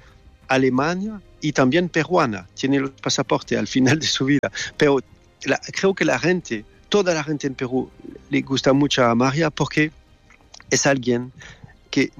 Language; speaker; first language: Spanish; non-native, fluent; French